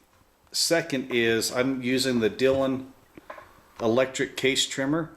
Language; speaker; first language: English; native; English